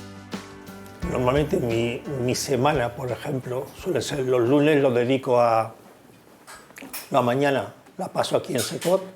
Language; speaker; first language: Spanish; native; Spanish